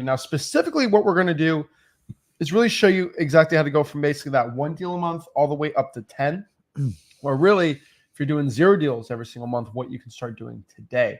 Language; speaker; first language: English; native; English